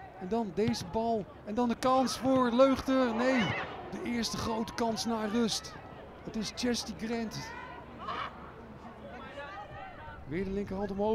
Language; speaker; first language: Dutch; native; Dutch